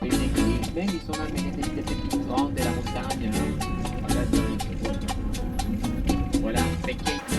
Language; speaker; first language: French; non-native, fluent; Spanish